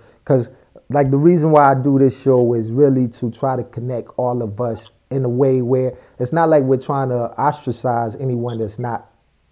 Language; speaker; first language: English; native; English